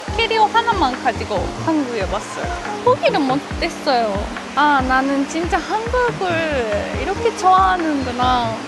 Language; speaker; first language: Korean; non-native, fluent; Japanese